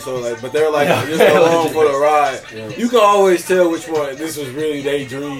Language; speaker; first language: English; native; English